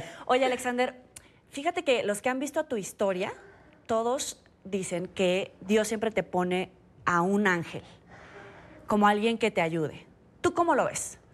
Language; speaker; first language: Spanish; native; Spanish